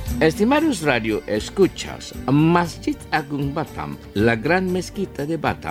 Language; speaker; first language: Spanish; non-native, fluent; Indonesian